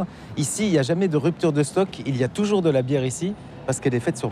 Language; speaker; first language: French; native; French